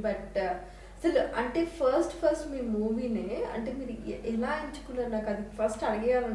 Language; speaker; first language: Telugu; native; Telugu